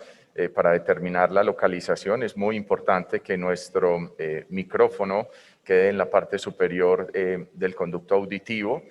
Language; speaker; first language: Spanish; native; Spanish